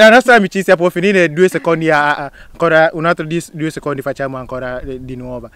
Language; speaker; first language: Italian; non-native, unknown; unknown